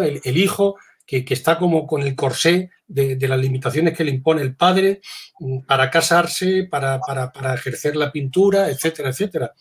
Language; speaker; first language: Spanish; native; Spanish